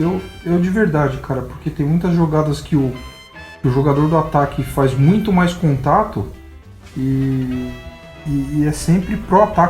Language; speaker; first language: Portuguese; native; Portuguese